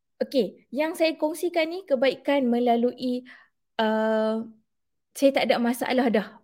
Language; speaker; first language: Malay; native; Malay